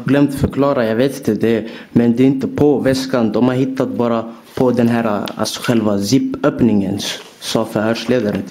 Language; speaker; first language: Swedish; early bilingual, other home language; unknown